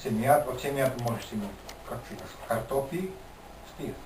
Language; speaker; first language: Bulgarian; non-native, learner; Finnish